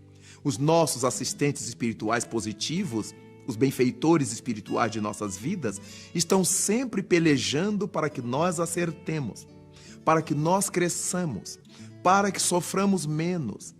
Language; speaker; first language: Portuguese; native; Portuguese